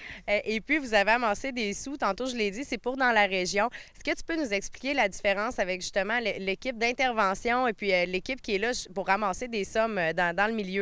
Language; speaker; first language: French; native; French